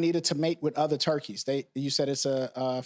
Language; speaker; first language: English; native; English